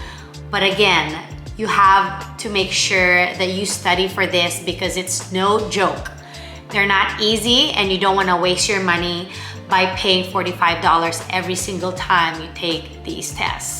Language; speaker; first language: English; non-native, local second language; Filipino